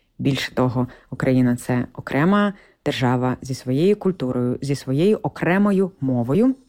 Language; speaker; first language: Ukrainian; native; Ukrainian